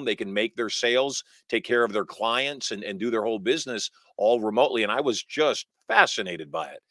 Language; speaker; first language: English; native; English